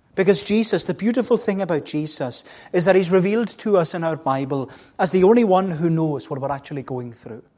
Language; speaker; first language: English; native; English